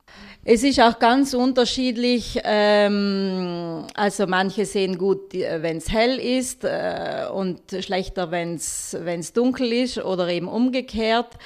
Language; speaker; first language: German; native; German